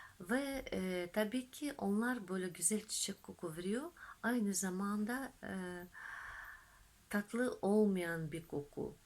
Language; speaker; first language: Turkish; non-native, fluent; Russian